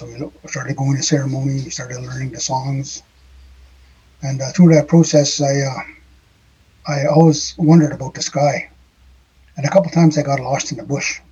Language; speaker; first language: English; native; English